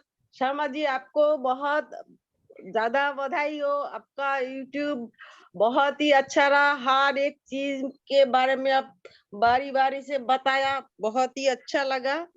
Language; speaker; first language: Hindi; non-native, local second language; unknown